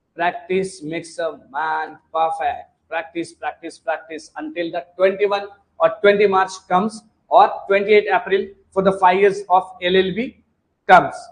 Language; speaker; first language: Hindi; non-native, local second language; Marathi